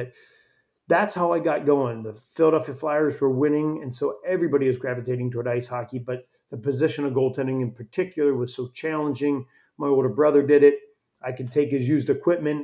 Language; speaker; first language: English; native; English